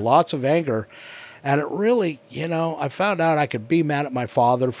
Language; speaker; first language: English; native; English